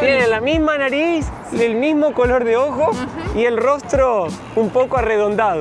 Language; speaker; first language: Spanish; native; Spanish